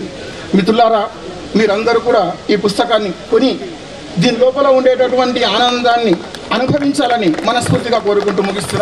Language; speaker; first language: Telugu; native; Telugu